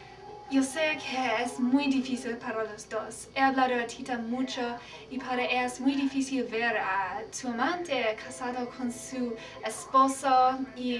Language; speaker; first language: Spanish; non-native, learner; English